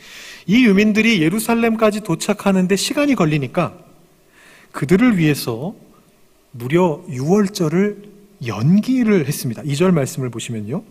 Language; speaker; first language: Korean; native; Korean